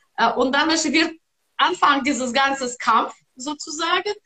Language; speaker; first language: German; non-native, learner; Russian